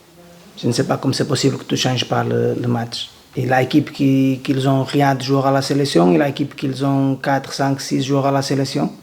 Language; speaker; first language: French; non-native, learner; Portuguese